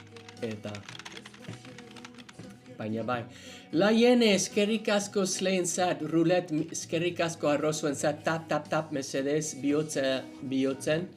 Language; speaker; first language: Basque; non-native, learner; English